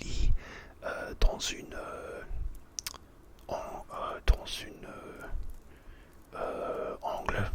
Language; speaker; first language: French; non-native, learner; English